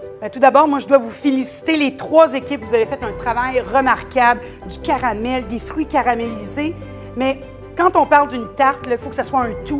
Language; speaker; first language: French; native; French